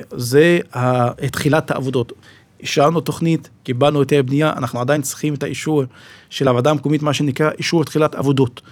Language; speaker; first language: Hebrew; non-native, local second language; Arabic